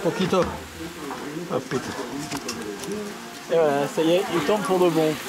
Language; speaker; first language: French; native; French